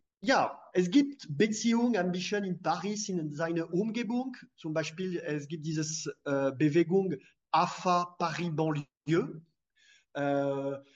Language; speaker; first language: German; non-native, fluent; French